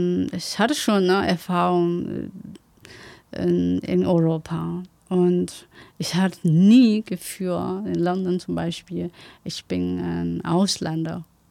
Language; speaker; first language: German; non-native, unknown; Chinese